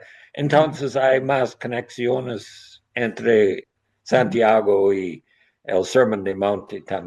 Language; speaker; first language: Spanish; non-native, learner; English